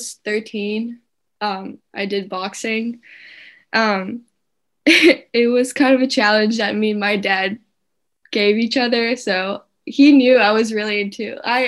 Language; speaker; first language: English; non-native, fluent; French